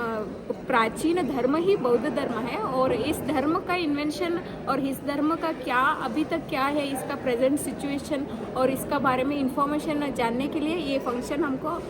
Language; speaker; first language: Hindi; non-native, local second language; Kannada